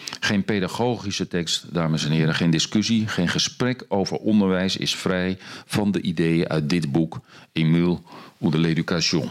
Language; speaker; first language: Dutch; native; Dutch